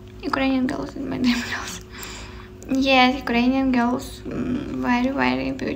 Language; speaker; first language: English; non-native, learner; Ukrainian